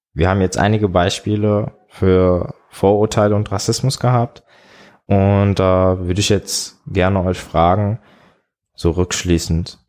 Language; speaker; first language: German; early bilingual, other home language; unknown